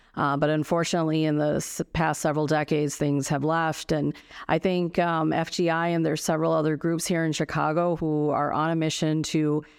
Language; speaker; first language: English; native; English